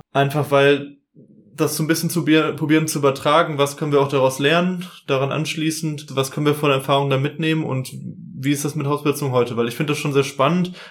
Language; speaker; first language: German; native; German